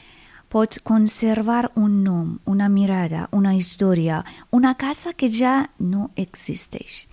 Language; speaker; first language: Catalan; non-native, fluent; Persian